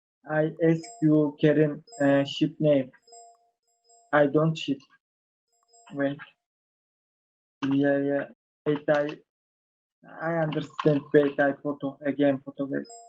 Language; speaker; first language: English; non-native, learner; Turkish